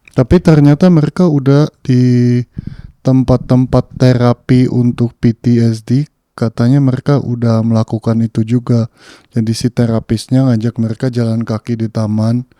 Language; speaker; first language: Indonesian; early bilingual, heritage; Indonesian